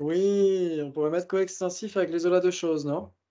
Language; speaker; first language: French; native; French